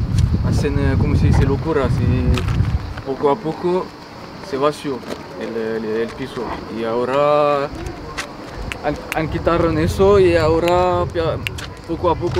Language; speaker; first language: Spanish; non-native, learner; French